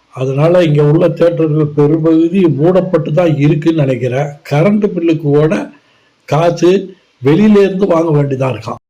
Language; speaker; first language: Tamil; native; Tamil